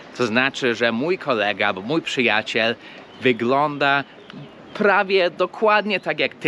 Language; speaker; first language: Polish; early bilingual, heritage; English